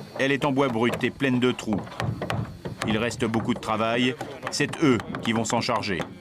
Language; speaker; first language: French; native; French